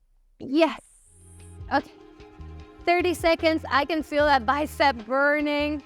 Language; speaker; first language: English; non-native, fluent; Italian